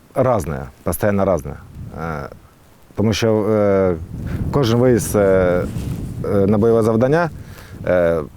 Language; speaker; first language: Ukrainian; non-native, local second language; Russian